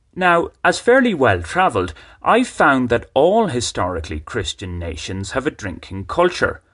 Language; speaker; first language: English; native; English